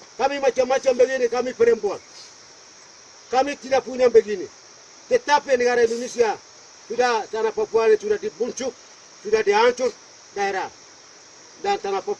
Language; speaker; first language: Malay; non-native, local second language; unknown